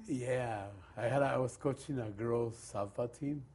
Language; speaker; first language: English; early bilingual, other home language; Spanish